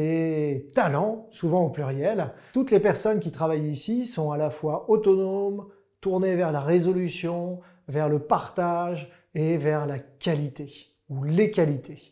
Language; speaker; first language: French; native; French